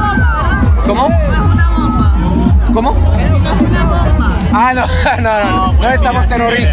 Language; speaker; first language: Spanish; non-native, learner; French